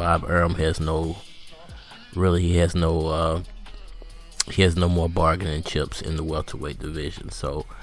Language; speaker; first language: English; native; English